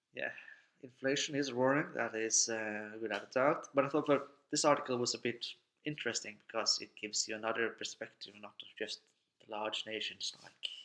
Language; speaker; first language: English; non-native, fluent; Norwegian